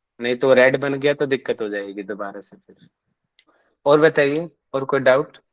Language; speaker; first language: Hindi; native; Hindi